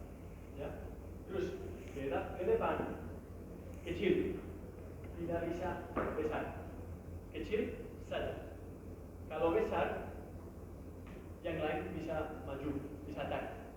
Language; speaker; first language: Indonesian; non-native, learner; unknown